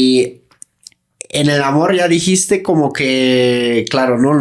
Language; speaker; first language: Spanish; native; Spanish